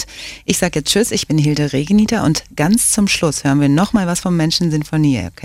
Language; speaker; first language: German; native; German